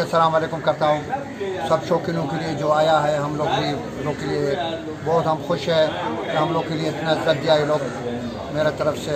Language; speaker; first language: Hindi; non-native, learner; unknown